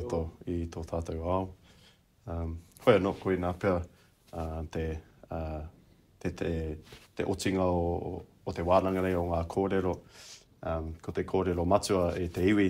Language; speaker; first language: Māori; non-native, local second language; English